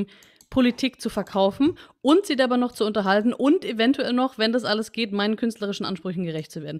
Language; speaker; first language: German; native; German